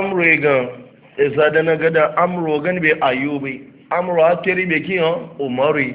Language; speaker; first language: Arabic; non-native, fluent; Hausa